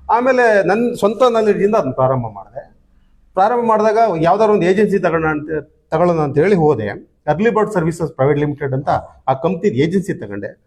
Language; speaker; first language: Kannada; native; Kannada